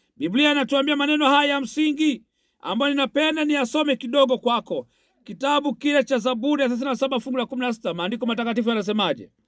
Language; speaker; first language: Swahili; native; Swahili